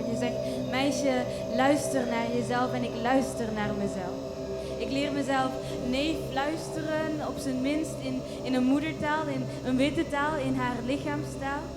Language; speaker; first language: Dutch; early bilingual, other home language; Kinyarwanda